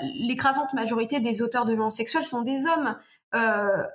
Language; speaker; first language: French; native; French